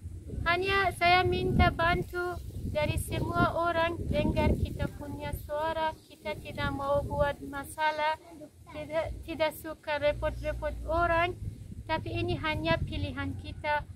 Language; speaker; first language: Indonesian; non-native, learner; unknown